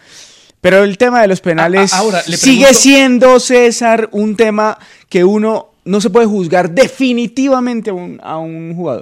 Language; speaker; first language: Spanish; native; Spanish